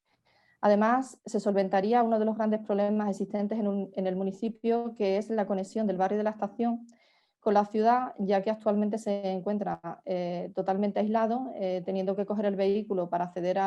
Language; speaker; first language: Spanish; native; Spanish